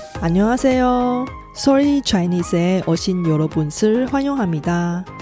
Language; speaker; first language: Korean; non-native, fluent; Chinese